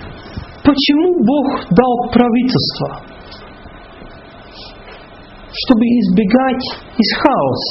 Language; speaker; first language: Russian; non-native, fluent; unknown